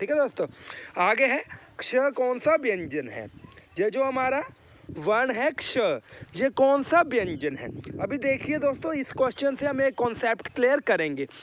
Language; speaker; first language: Hindi; native; Hindi